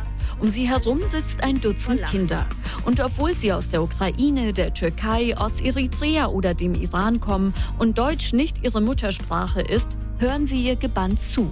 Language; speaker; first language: German; native; German